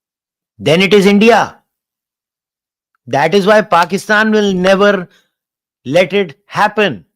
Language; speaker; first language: English; non-native, local second language; Hindi